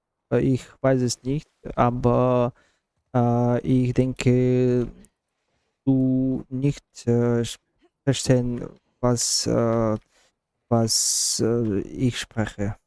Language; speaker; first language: German; non-native, learner; Russian